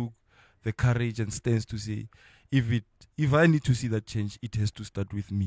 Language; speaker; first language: English; non-native, local second language; Tswana